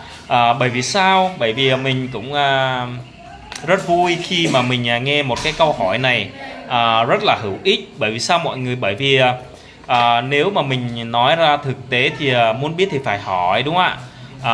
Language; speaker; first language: Vietnamese; non-native, local second language; Jarai